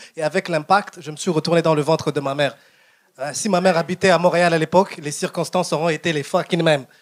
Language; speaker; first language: French; non-native, local second language; Kinyarwanda